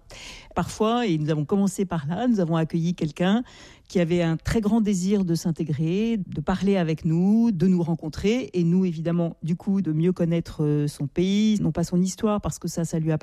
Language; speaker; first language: French; native; French